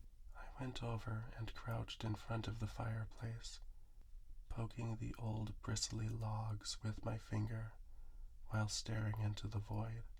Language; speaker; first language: English; native; English